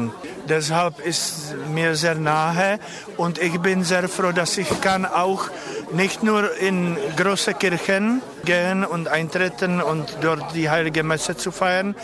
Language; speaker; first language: German; non-native, fluent; Czech